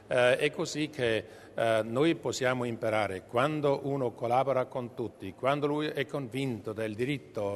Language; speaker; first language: Italian; non-native, local second language; German